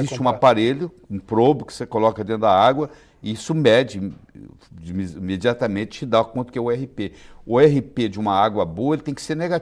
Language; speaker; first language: Portuguese; native; Portuguese